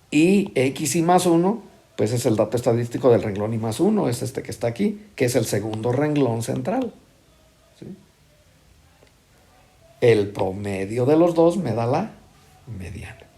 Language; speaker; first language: Spanish; native; Spanish